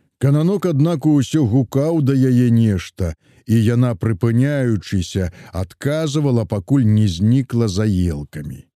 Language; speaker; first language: Belarusian; native; Belarusian